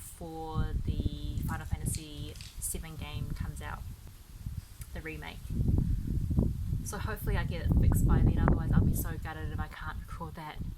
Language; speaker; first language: English; early bilingual, other home language; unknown